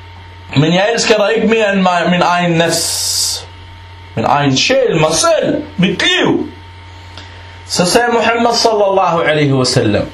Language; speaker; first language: Danish; non-native, fluent; Arabic